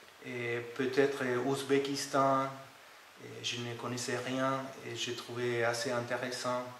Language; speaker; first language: French; non-native, fluent; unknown